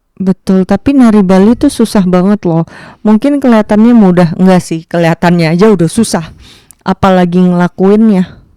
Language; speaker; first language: Indonesian; native; Indonesian